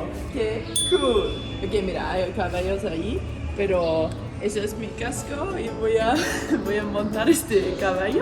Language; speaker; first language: Spanish; non-native, learner; English